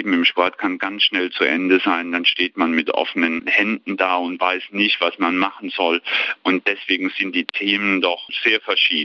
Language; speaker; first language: German; native; German